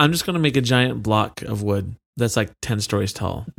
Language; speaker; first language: English; native; English